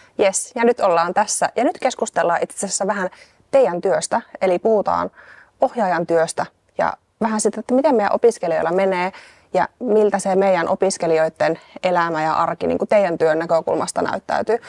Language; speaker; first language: Finnish; native; Finnish